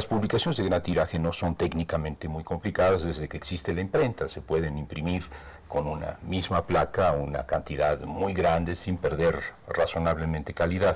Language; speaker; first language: Spanish; native; Spanish